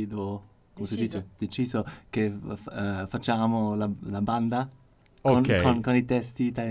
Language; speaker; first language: Italian; non-native, learner; German